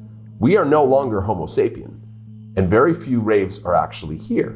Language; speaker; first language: English; native; English